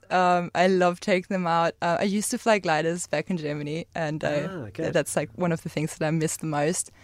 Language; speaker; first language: English; non-native, fluent; German